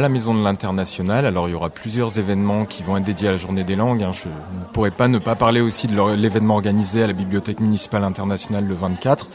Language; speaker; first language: French; native; French